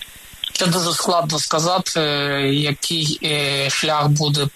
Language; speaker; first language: Ukrainian; non-native, local second language; Russian